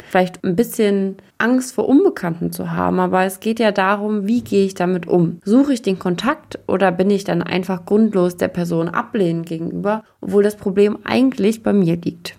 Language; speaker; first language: German; native; German